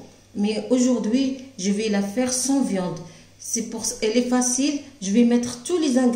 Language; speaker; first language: French; non-native, local second language; Arabic